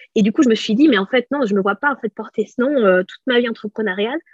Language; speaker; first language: French; native; French